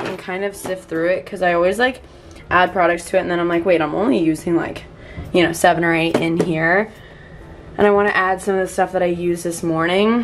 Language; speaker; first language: English; native; English